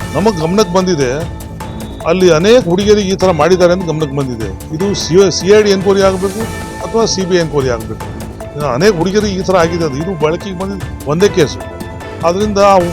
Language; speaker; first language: Kannada; non-native, local second language; Lambadi